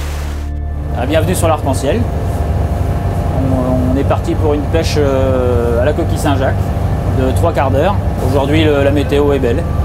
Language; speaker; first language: French; native; French